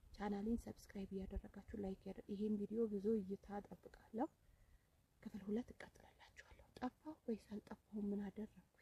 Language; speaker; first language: Amharic; native; Amharic